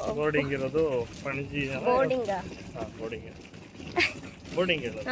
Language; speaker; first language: Kannada; native; Kannada